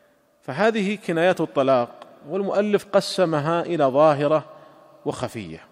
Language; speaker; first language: Arabic; native; Arabic